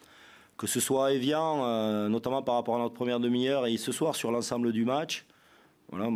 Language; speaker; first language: French; native; French